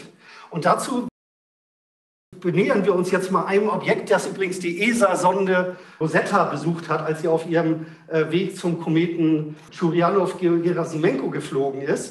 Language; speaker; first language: German; native; German